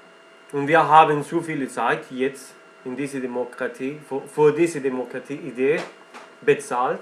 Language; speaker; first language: German; non-native, learner; Spanish